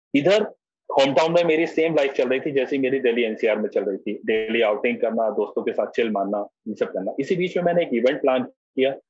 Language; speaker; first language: Hindi; native; Hindi